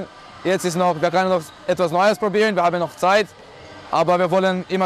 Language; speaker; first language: German; non-native, learner; Portuguese